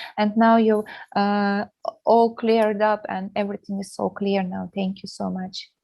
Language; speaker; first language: English; non-native, fluent; Russian